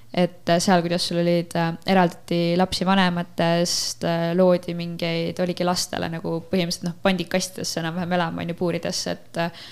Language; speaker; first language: Estonian; native; Estonian